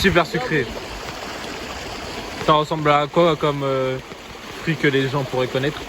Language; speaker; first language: French; native; French